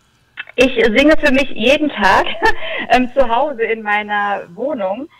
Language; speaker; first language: German; native; German